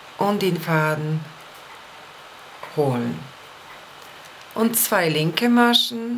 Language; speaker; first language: German; non-native, fluent; Polish